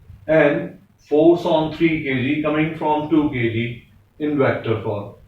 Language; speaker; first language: English; non-native, local second language; Hindi